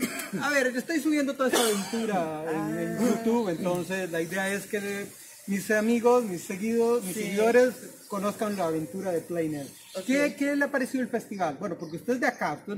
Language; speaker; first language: Spanish; native; Spanish